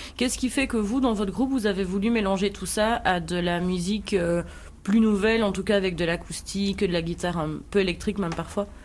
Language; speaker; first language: French; native; French